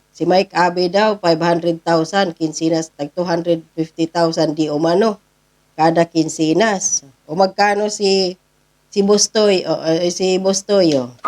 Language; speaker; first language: Filipino; non-native, local second language; Cebuano